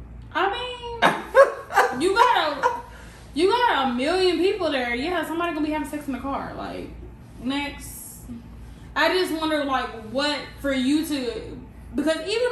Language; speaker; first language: English; native; English